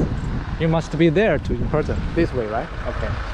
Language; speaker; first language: English; non-native, learner; Chinese